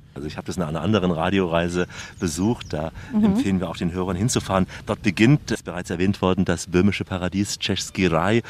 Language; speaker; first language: German; native; German